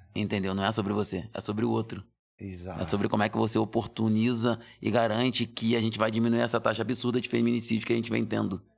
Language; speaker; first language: Portuguese; native; Portuguese